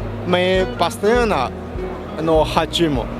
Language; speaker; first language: Russian; non-native, learner; Chinese